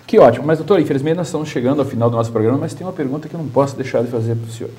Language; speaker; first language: Portuguese; native; Portuguese